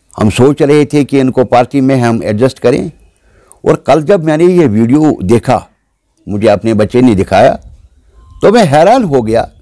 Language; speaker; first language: Hindi; non-native, local second language; Kashmiri